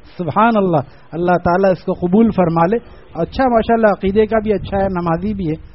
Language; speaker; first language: Urdu; native; Urdu